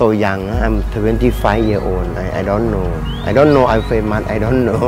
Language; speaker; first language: English; non-native, learner; Thai